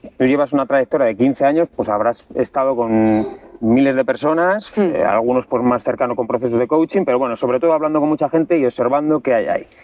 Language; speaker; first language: Spanish; native; Spanish